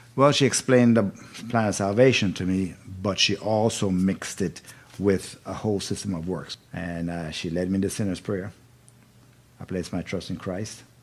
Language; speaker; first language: English; native; English